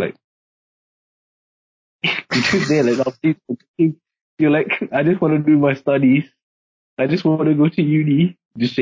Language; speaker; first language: English; native; English